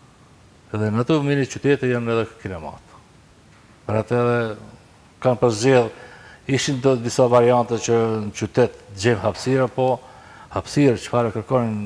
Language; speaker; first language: Albanian; native; Albanian